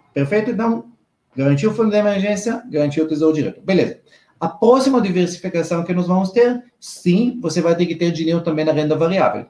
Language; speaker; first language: Portuguese; non-native, fluent; Hebrew